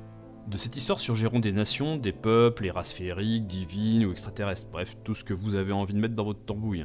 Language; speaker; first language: French; native; French